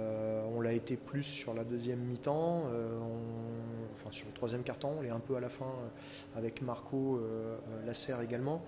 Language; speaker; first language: French; native; French